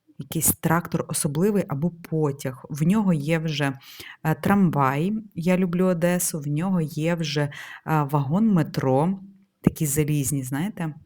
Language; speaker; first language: Ukrainian; non-native, local second language; Russian